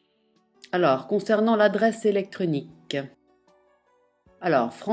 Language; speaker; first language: French; non-native, fluent; Italian